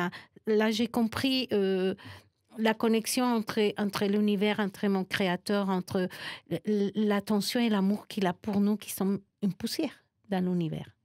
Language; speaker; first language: French; non-native, fluent; Spanish